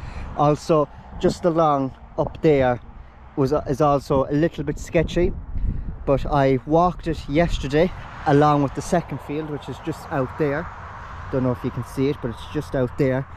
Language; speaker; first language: English; native; English